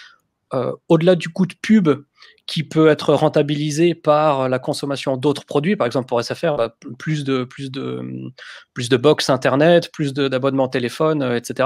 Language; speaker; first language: French; native; French